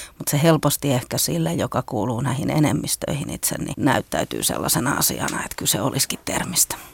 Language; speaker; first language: Finnish; native; Finnish